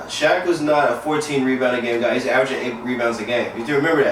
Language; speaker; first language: English; native; English